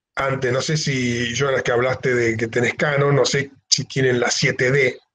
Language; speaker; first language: Spanish; native; Spanish